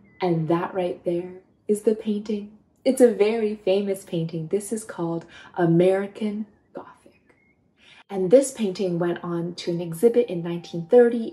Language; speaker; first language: English; native; English